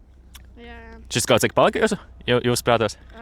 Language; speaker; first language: Latvian; native; Latvian